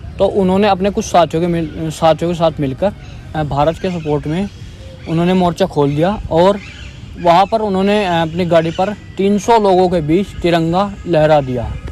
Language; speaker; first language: Hindi; native; Hindi